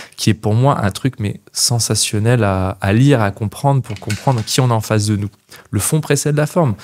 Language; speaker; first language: French; native; French